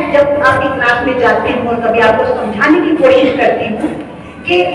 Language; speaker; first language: Hindi; native; Hindi